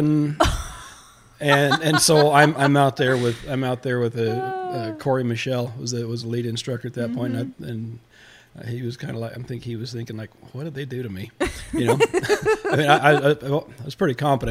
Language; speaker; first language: English; native; English